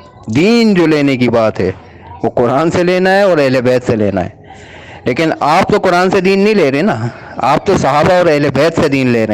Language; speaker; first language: Urdu; native; Urdu